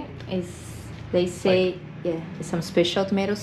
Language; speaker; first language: English; non-native, fluent; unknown